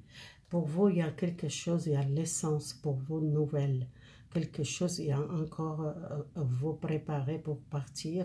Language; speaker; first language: French; non-native, fluent; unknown